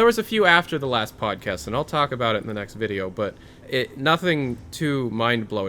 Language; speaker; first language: English; native; English